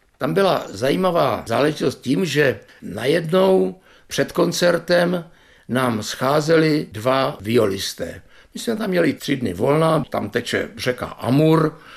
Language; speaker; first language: Czech; native; Czech